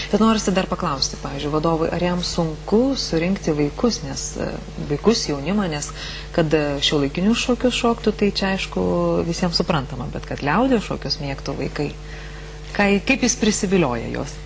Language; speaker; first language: Lithuanian; native; Lithuanian